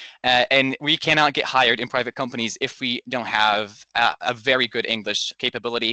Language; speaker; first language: English; non-native, local second language; Arabic